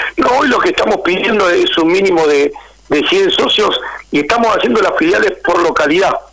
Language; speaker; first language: Spanish; native; Spanish